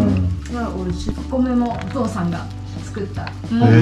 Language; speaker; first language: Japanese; non-native, fluent; Thai